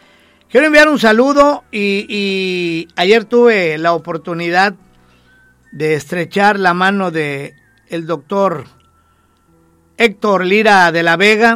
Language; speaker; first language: Spanish; native; Spanish